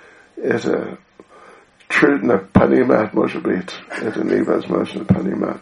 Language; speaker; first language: Russian; non-native, learner; English